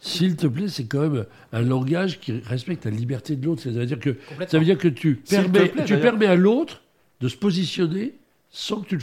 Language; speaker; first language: French; native; French